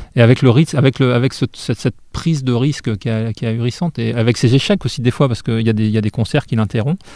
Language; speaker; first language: French; native; French